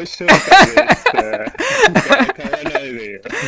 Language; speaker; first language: Japanese; non-native, learner; English